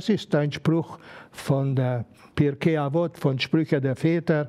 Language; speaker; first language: German; non-native, fluent; Hungarian